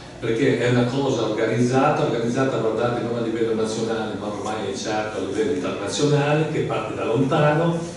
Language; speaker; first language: Italian; native; Italian